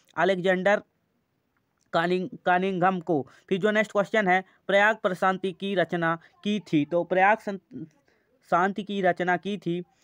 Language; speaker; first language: Hindi; native; Hindi